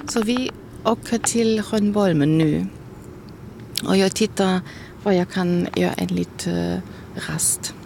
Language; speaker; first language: Swedish; non-native, learner; German